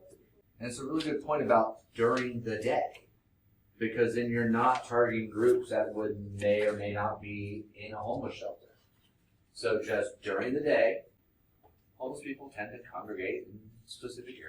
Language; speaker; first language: English; native; English